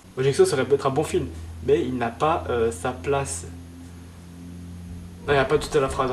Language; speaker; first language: French; native; French